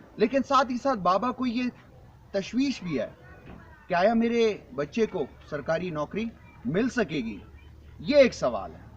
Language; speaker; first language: Urdu; non-native, local second language; Pashto